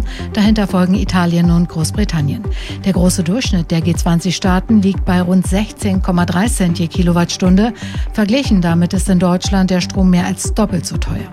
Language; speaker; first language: German; native; German